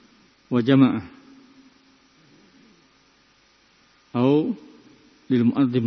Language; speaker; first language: Arabic; non-native, fluent; Indonesian